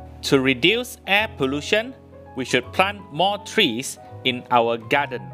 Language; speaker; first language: English; non-native, local second language; Chinese